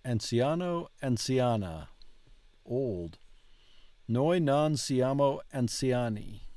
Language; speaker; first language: Italian; non-native, learner; English